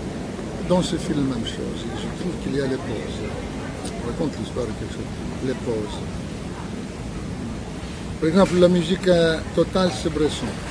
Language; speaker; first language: French; non-native, fluent; Russian